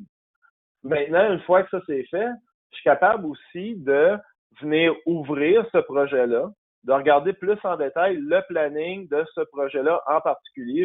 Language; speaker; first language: French; native; French